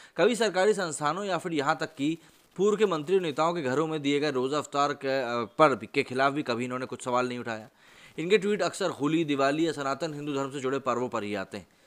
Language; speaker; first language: Hindi; native; Hindi